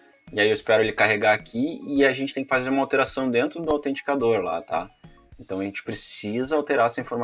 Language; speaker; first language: Portuguese; native; Portuguese